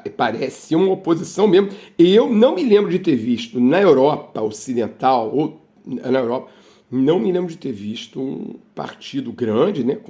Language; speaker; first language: Portuguese; native; Portuguese